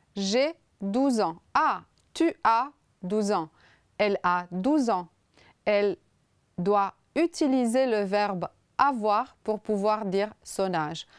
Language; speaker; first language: French; non-native, fluent; Romanian